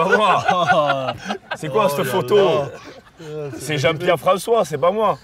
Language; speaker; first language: French; native; French